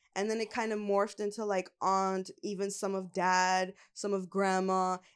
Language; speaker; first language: English; native; English